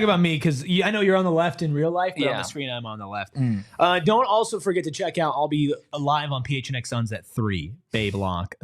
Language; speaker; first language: English; native; English